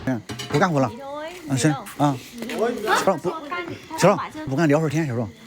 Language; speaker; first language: Chinese; native; Chinese